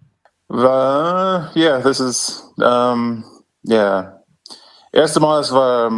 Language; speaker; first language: German; non-native, learner; English